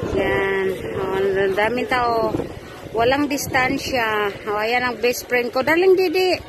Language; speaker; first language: Filipino; non-native, local second language; Cebuano